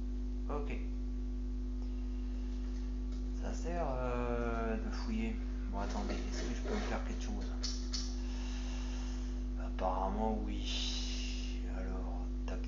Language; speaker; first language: French; native; French